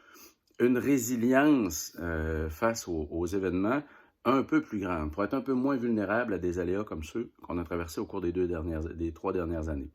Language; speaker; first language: French; native; French